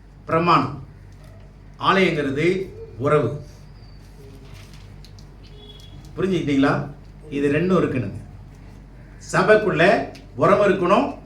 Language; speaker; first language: Tamil; native; Tamil